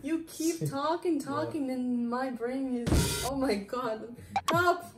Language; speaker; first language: English; non-native, learner; Japanese